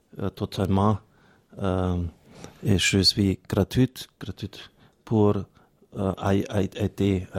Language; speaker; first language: French; non-native, learner; German